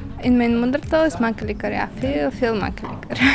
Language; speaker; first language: Dutch; non-native, fluent; Bulgarian